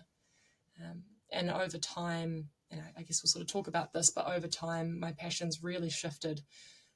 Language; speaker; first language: English; native; English